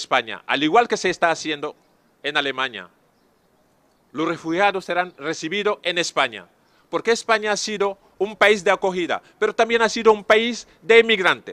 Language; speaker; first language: Spanish; non-native, fluent; Serer